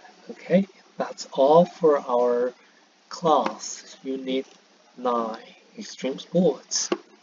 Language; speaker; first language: English; non-native, fluent; Chinese